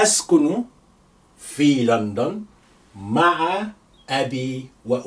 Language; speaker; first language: Arabic; non-native, fluent; English